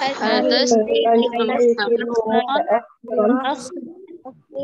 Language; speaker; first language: Arabic; non-native, learner; Indonesian